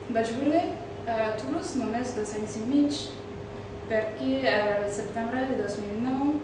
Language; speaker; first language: Catalan; non-native, learner; French